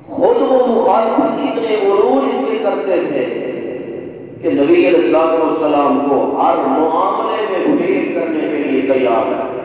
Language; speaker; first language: Urdu; non-native, local second language; Saraiki